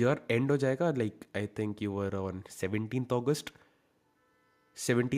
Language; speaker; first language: Hindi; native; Hindi